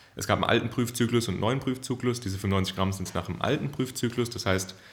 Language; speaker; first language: German; native; German